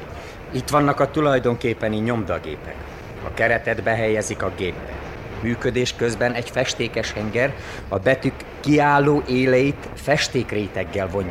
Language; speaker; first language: Hungarian; native; Hungarian